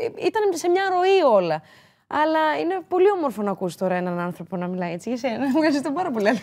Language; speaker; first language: Greek; native; Greek